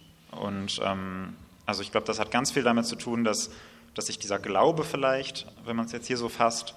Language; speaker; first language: German; native; German